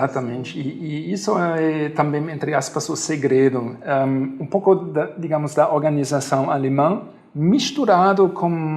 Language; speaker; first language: Portuguese; non-native, fluent; German